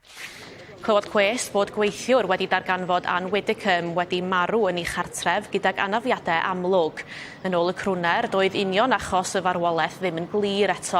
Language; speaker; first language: Welsh; native; Welsh